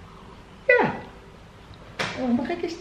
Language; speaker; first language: Dutch; native; Dutch